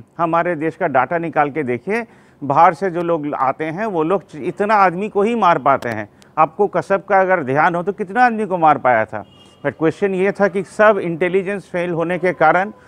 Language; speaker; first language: Hindi; non-native, local second language; Bangla